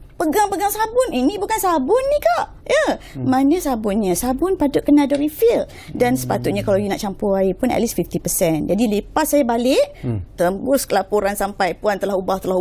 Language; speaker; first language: Malay; native; Malay